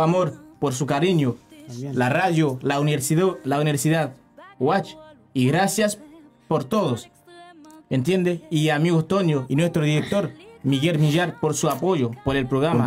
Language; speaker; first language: Spanish; non-native, learner; Haitian Creole